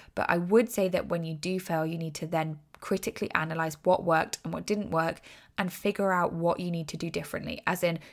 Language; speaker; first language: English; native; English